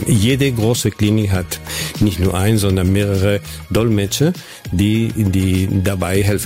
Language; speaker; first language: German; non-native, fluent; Spanish